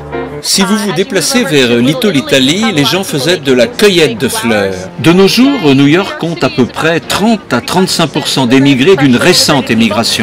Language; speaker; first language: French; non-native, fluent; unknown